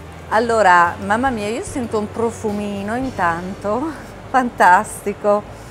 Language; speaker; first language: Italian; native; Italian